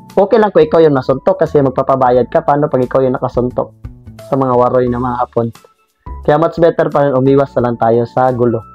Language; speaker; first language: Filipino; native; Filipino